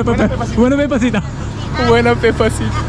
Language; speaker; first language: Spanish; non-native, learner; Japanese